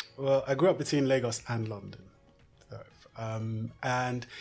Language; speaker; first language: English; early bilingual, other home language; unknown